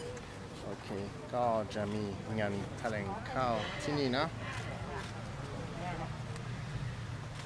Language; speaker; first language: Thai; non-native, fluent; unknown